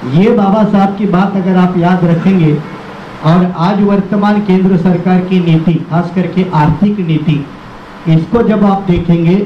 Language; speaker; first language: Hindi; non-native, local second language; Marathi